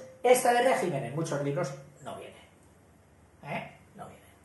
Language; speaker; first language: Spanish; native; Spanish